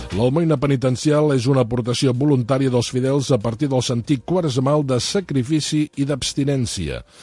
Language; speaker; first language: Catalan; native; Catalan